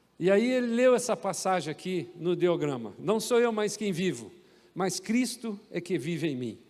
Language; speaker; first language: Portuguese; native; Portuguese